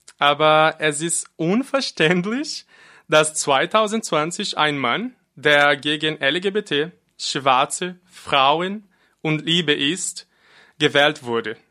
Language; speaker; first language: German; non-native, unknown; Portuguese